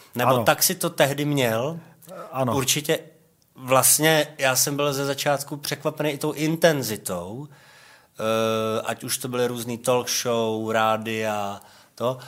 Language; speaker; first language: Czech; native; Czech